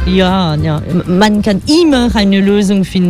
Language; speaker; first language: German; non-native, fluent; French